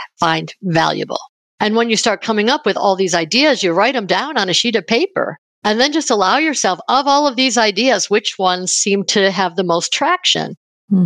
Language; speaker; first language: English; native; English